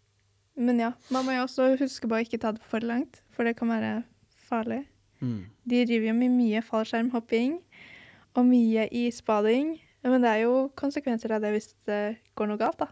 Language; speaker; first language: Norwegian; early bilingual, other home language; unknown